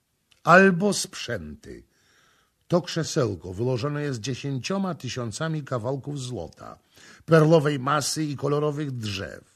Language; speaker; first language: Polish; native; Polish